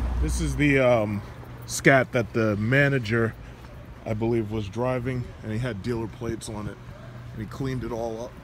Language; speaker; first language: English; native; English